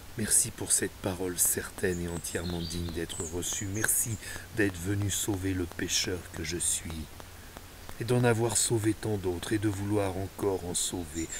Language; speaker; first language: French; native; French